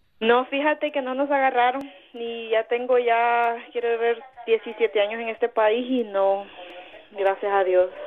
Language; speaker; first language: Spanish; native; Spanish